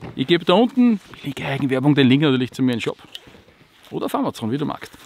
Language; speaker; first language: German; native; German